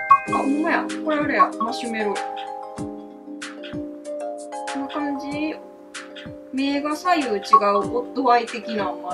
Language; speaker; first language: Japanese; native; Japanese